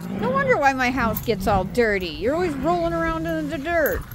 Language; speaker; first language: English; native; English